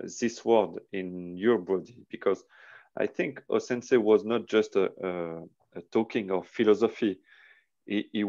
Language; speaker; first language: English; non-native, learner; French